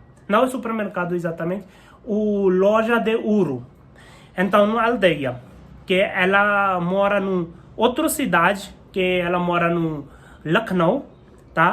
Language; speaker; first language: Portuguese; non-native, learner; Hindi